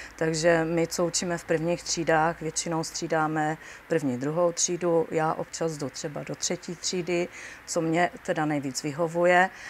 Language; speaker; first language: Czech; native; Czech